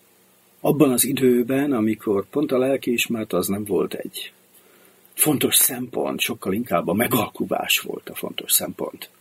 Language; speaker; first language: Hungarian; native; Hungarian